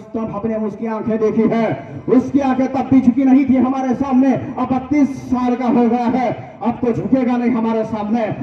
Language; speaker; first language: Hindi; non-native, local second language; Marathi